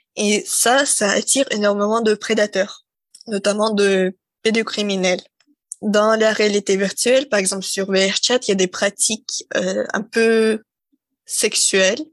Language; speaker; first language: French; non-native, fluent; Russian